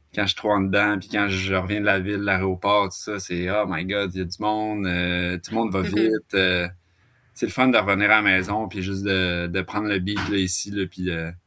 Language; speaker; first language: French; native; French